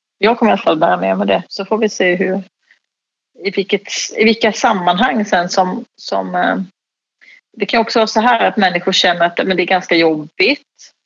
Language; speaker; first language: Swedish; native; Swedish